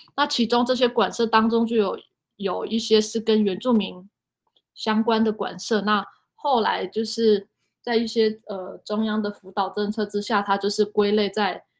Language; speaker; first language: Chinese; native; Chinese